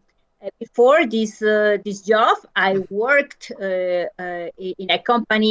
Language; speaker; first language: English; non-native, learner; Spanish